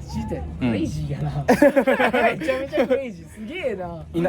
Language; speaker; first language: Japanese; native; Japanese